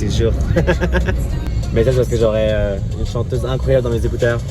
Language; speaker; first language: French; native; French